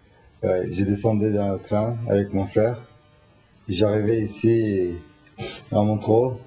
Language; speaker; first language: French; non-native, learner; Turkish